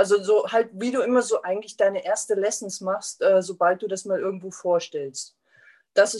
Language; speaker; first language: German; native; German